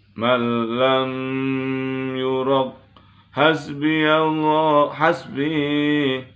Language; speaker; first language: Arabic; non-native, fluent; Indonesian